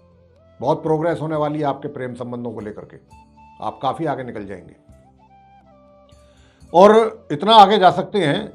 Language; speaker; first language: Hindi; native; Hindi